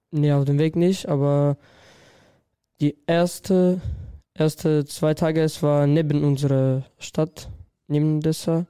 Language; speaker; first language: German; non-native, learner; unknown